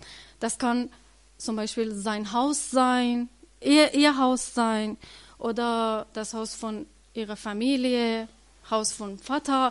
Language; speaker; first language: German; non-native, learner; Persian